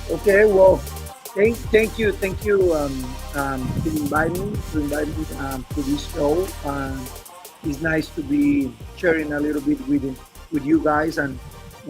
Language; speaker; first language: English; non-native, fluent; Spanish